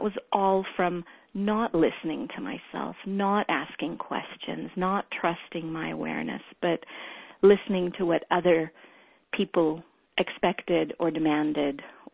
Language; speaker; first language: English; early bilingual, other home language; Hebrew